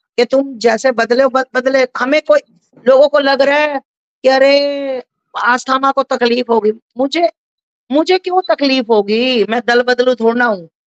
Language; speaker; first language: Hindi; native; Hindi